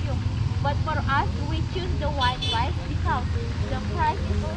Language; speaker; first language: English; non-native, learner; Balinese